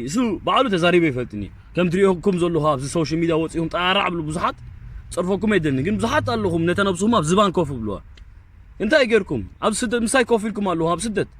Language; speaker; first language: Tigrinya; early bilingual, heritage; Tigrinya